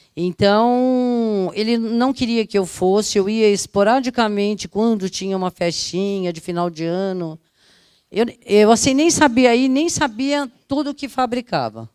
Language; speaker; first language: Portuguese; early bilingual, other home language; Italian